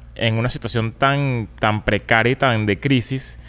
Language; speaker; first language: Spanish; native; Spanish